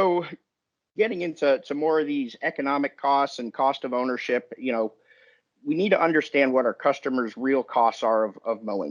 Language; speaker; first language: English; native; English